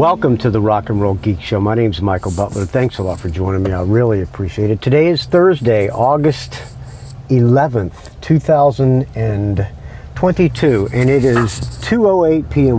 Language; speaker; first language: English; native; English